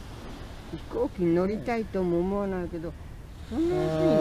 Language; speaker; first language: Japanese; native; Japanese